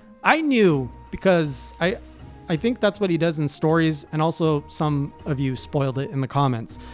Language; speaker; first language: English; native; English